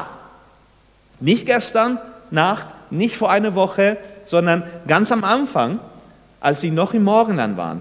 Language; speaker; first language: German; non-native, fluent; Spanish